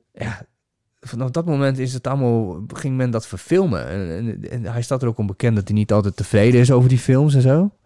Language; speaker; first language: Dutch; native; Dutch